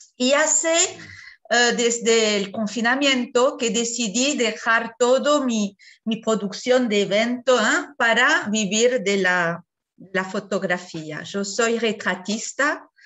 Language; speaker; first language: Spanish; non-native, fluent; French